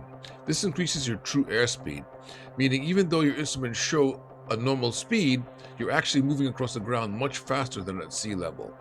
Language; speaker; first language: English; native; English